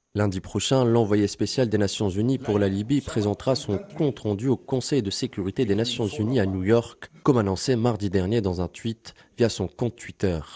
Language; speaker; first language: French; non-native, local second language; Arabic